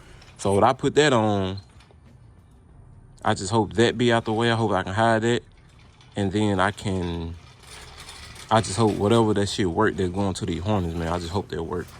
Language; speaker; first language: English; native; English